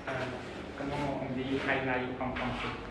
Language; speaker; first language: French; non-native, learner; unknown